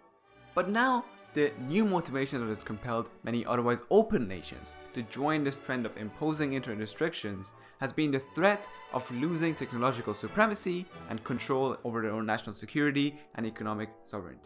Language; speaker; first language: English; non-native, fluent; Persian